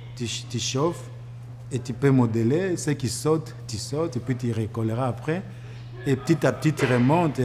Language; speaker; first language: French; non-native, local second language; Lingala